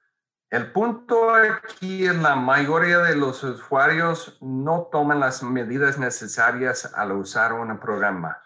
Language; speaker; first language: Spanish; non-native, fluent; English